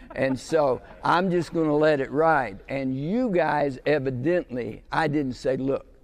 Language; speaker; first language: English; native; English